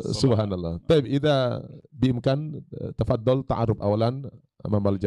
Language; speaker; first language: Arabic; non-native, fluent; Indonesian